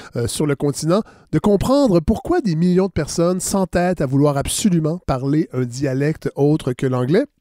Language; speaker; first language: French; native; French